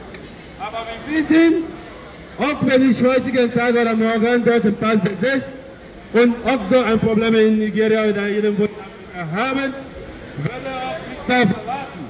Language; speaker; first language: German; non-native, learner; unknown